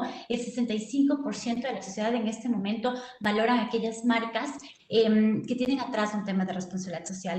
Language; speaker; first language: Spanish; native; Spanish